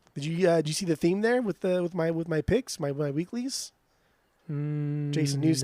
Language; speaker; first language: English; native; English